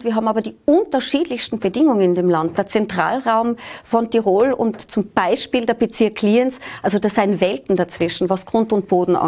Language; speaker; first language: German; native; German